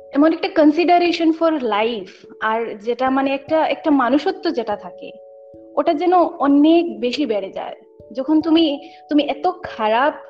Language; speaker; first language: Bangla; non-native, local second language; Assamese